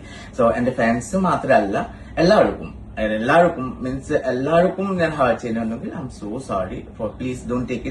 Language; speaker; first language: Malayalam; non-native, fluent; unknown